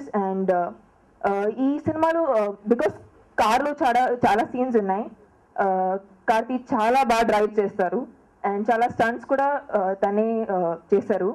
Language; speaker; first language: Telugu; non-native, local second language; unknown